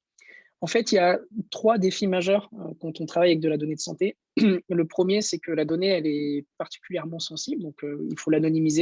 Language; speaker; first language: French; native; French